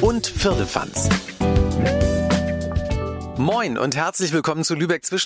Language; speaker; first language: German; native; German